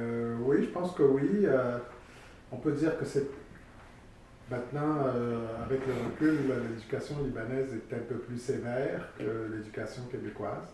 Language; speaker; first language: French; early bilingual, other home language; Arabic